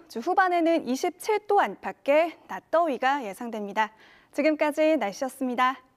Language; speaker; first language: Korean; native; Korean